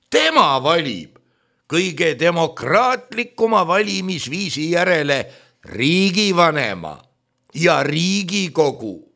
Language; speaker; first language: Estonian; native; Estonian